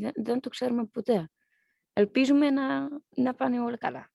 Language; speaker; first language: Greek; early bilingual, heritage; Dutch